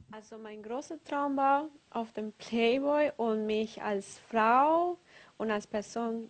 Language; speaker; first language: German; non-native, learner; Spanish